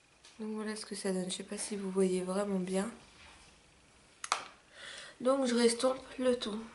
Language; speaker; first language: French; native; French